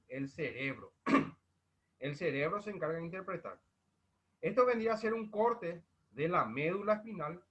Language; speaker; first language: Spanish; native; Spanish